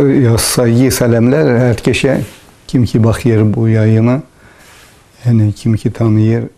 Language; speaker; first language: Turkish; early bilingual, heritage; Turkish